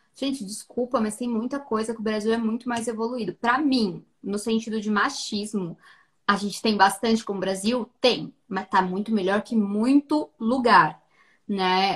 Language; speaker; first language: Portuguese; native; Portuguese